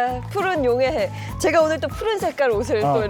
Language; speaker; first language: Korean; native; Korean